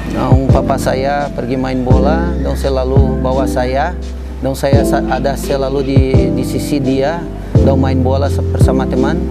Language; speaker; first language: Indonesian; non-native, fluent; Portuguese